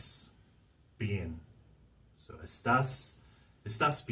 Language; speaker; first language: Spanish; non-native, fluent; English